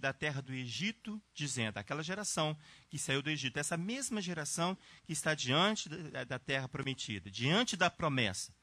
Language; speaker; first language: Portuguese; native; Portuguese